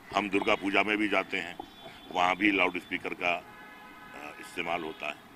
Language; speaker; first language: Hindi; native; Hindi